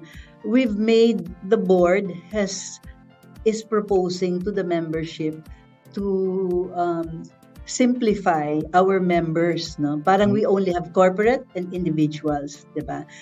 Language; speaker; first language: English; non-native, local second language; Filipino